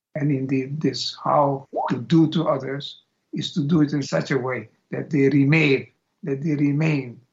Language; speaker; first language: English; non-native, fluent; Hungarian